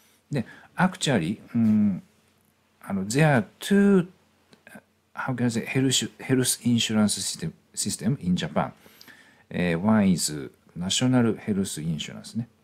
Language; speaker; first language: English; non-native, fluent; Japanese